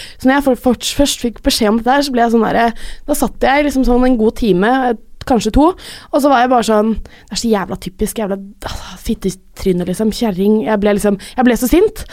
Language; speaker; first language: Norwegian; native; Norwegian